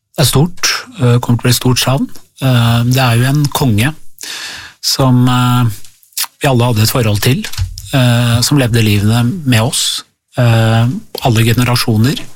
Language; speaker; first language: Norwegian; early bilingual, other home language; Persian